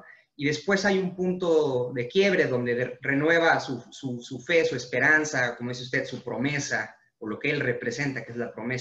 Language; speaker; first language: Spanish; native; Spanish